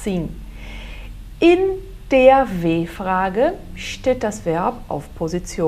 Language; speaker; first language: German; non-native, fluent; Portuguese